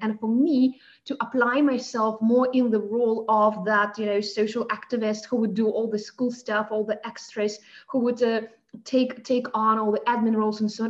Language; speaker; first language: English; non-native, fluent; Russian